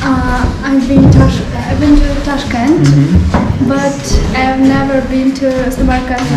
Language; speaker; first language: English; non-native, learner; Uzbek